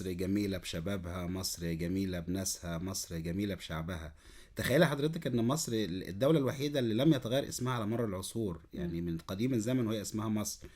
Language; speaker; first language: Arabic; native; Arabic